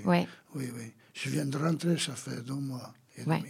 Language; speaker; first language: French; non-native, fluent; Portuguese